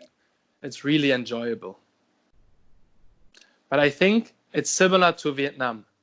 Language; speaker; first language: English; non-native, fluent; German